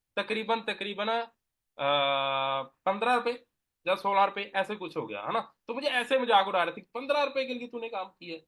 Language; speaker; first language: Hindi; non-native, local second language; Punjabi